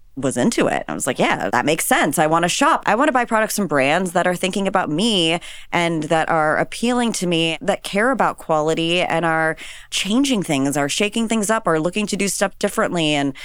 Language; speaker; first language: English; native; English